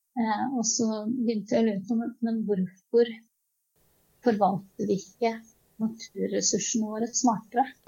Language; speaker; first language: Norwegian; early bilingual, other home language; Czech